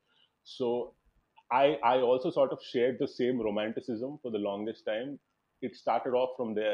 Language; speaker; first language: English; non-native, local second language; Telugu